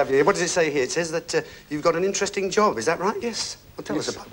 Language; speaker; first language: English; native; English